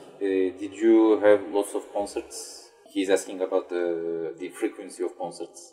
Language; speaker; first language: English; non-native, fluent; Turkish